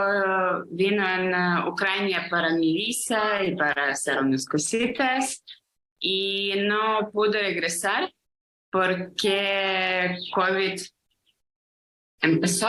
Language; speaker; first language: Spanish; non-native, learner; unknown